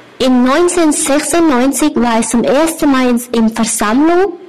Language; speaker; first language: German; non-native, learner; Thai